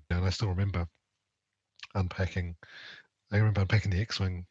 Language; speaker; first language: English; native; English